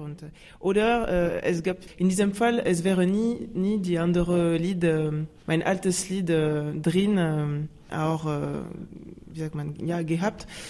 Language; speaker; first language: German; non-native, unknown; French